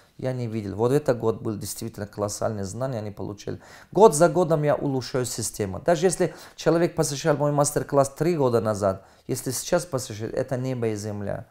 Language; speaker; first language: Russian; non-native, fluent; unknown